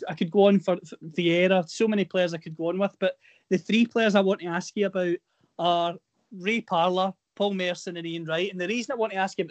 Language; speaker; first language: English; native; English